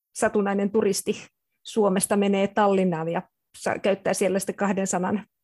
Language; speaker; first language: Finnish; native; Finnish